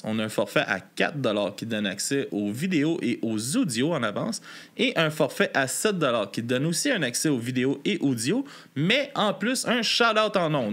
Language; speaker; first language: French; native; French